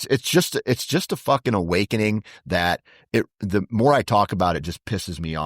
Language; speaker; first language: English; native; English